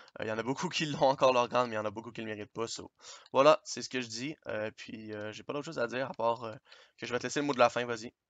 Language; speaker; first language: French; native; French